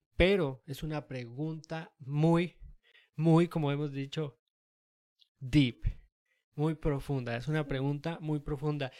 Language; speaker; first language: Spanish; early bilingual, heritage; Spanish